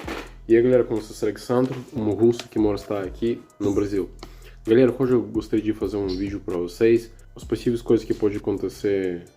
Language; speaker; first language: Portuguese; non-native, learner; Russian